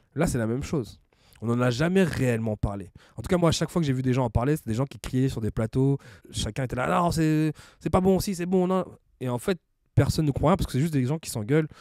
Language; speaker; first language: French; native; French